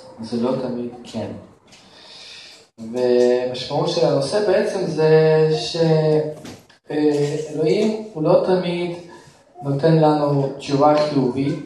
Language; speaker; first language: Hebrew; non-native, fluent; Russian